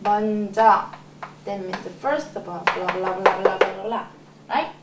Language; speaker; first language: English; non-native, learner; Korean